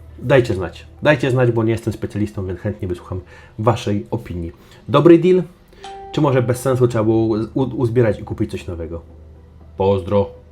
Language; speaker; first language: Polish; native; Polish